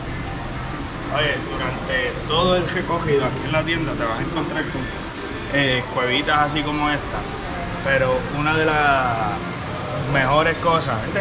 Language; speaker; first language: Spanish; native; Spanish